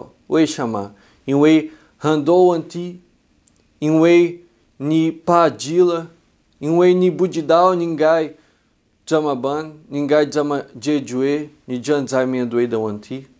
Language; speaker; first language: Chinese; non-native, fluent; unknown